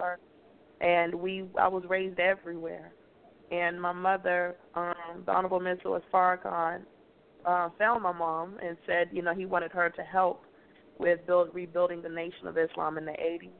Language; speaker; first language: English; native; English